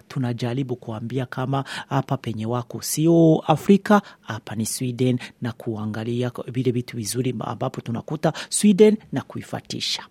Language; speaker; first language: Swahili; non-native, local second language; Rundi